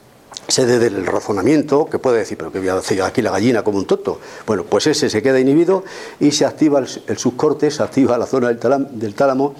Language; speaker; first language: Spanish; native; Spanish